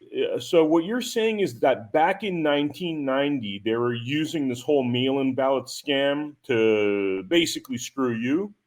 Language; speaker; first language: English; native; English